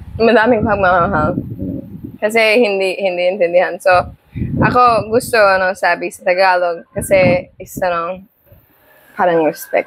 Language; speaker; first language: Filipino; non-native, learner; English